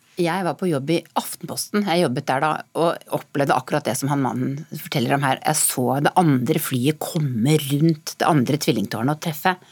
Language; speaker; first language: Norwegian; native; Norwegian